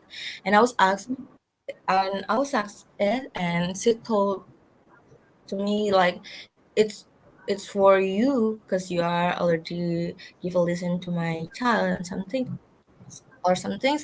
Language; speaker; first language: English; non-native, learner; Indonesian